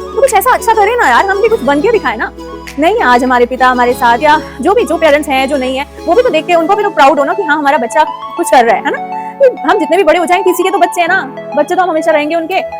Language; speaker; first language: Hindi; native; Hindi